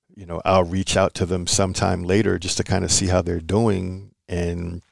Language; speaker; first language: English; native; English